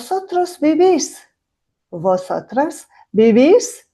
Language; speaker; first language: Spanish; non-native, fluent; Mongolian